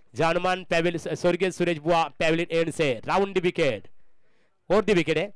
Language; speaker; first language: Hindi; non-native, local second language; Marathi